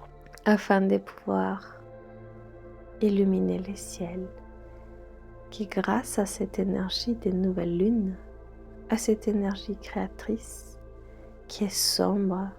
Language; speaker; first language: French; non-native, fluent; Spanish